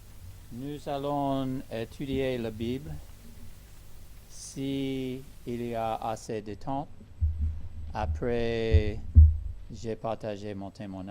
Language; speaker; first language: French; non-native, learner; English